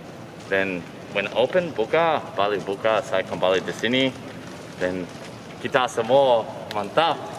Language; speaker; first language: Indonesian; non-native, learner; English